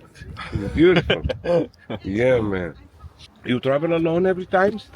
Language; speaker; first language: English; non-native, learner; Portuguese